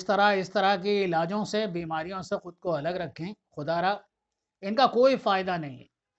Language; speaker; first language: Urdu; native; Urdu